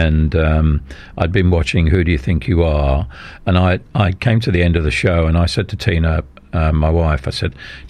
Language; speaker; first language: English; native; English